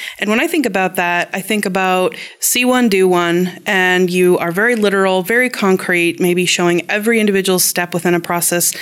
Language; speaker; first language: English; native; English